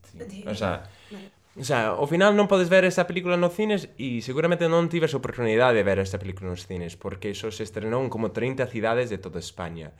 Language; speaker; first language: Galician; non-native, local second language; Spanish